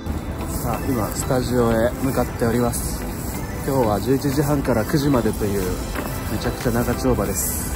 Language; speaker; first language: Japanese; native; Japanese